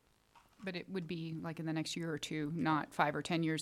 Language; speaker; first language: English; native; English